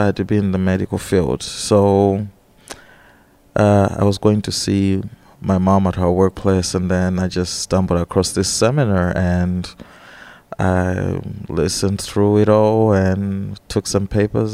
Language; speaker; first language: English; non-native, local second language; Nyanja